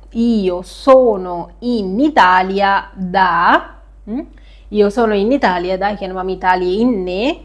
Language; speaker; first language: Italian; non-native, fluent; Sinhala